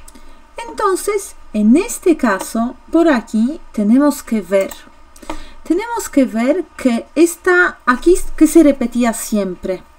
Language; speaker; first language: Spanish; non-native, fluent; Polish